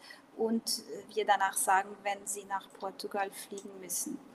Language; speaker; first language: German; non-native, local second language; Portuguese